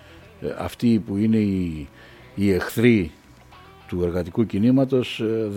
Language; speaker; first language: Greek; native; Greek